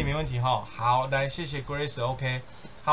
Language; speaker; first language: Chinese; native; Chinese